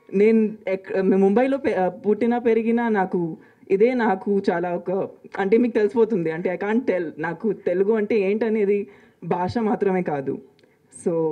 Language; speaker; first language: Telugu; non-native, local second language; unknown